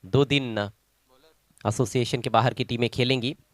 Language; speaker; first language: Hindi; non-native, local second language; Marathi